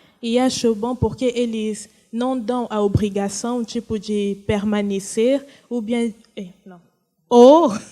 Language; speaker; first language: Portuguese; non-native, fluent; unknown